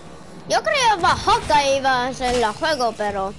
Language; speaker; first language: Spanish; early bilingual, heritage; English